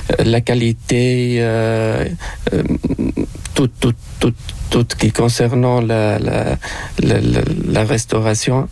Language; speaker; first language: French; non-native, local second language; Arabic